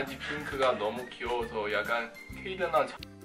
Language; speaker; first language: Korean; early bilingual, heritage; English